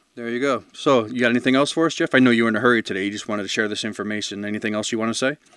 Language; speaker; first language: English; native; English